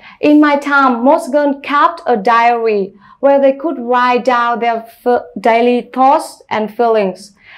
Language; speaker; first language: English; non-native, fluent; Vietnamese